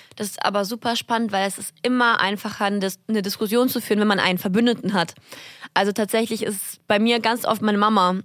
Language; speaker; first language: German; early bilingual, other home language; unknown